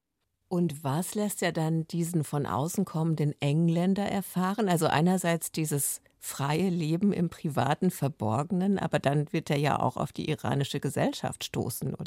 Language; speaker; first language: German; native; German